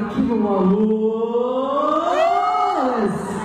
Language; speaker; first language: Japanese; non-native, learner; Korean